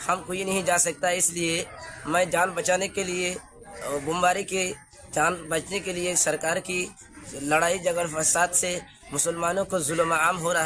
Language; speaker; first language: Hindi; non-native, learner; Rohingya